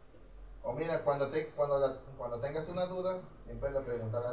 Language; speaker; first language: Spanish; native; Spanish